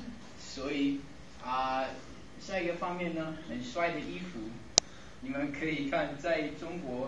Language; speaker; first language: Chinese; non-native, fluent; English